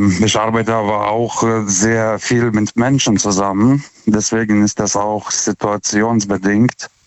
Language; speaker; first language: German; non-native, fluent; Lithuanian